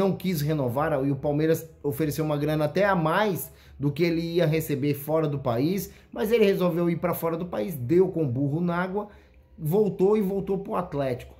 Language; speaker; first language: Portuguese; native; Portuguese